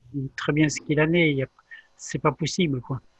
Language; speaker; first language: French; native; French